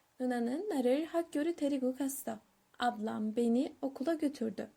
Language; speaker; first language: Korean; non-native, learner; Turkish